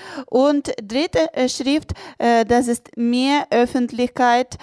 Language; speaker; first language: German; non-native, learner; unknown